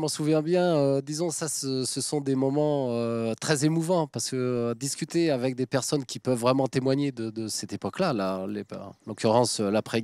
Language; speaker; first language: French; native; French